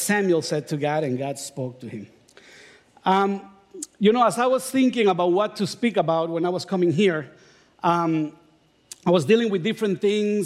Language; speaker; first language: English; non-native, fluent; Spanish